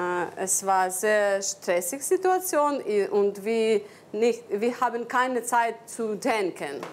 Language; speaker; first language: German; non-native, learner; Ukrainian